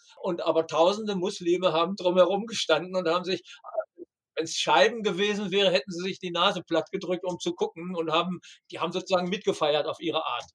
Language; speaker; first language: German; native; German